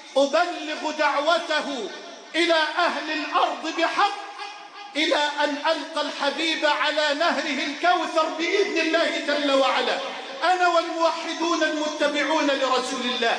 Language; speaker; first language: Arabic; native; Arabic